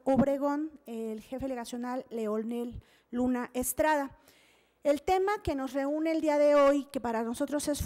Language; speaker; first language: Spanish; native; Spanish